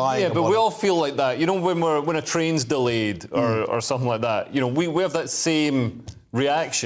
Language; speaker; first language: English; native; English